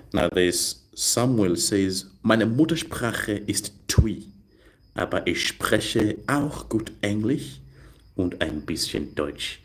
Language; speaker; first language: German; non-native, learner; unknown